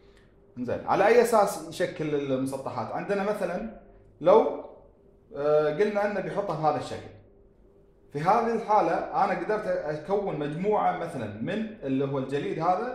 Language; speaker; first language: Arabic; native; Arabic